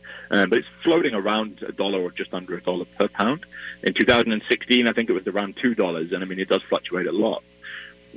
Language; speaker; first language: English; native; English